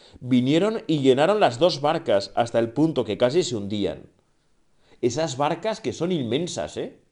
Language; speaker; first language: Spanish; native; Spanish